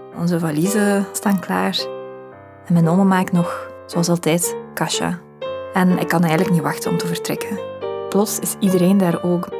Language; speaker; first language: Dutch; early bilingual, other home language; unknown